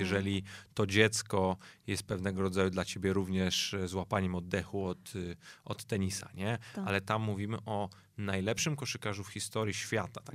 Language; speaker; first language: Polish; native; Polish